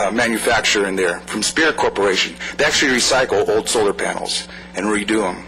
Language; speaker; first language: English; native; English